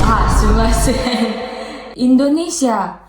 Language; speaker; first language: Japanese; non-native, learner; Indonesian